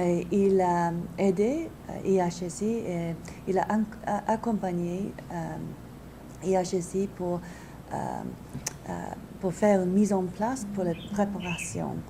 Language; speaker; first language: French; non-native, learner; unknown